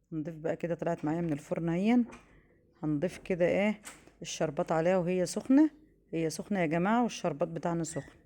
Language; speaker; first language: Arabic; native; Arabic